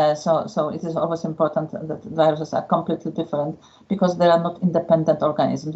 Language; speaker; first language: English; non-native, fluent; Polish